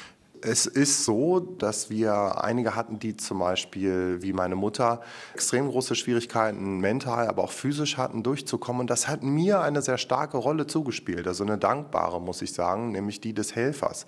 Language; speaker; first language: German; native; German